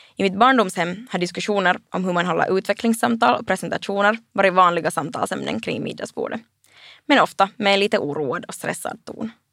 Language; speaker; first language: Swedish; native; Swedish